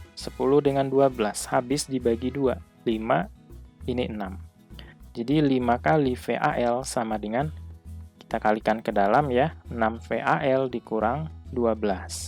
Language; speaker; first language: Indonesian; native; Indonesian